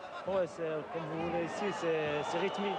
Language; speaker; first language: French; non-native, local second language; Arabic